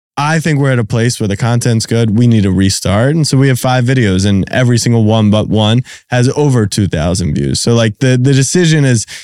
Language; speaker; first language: English; native; English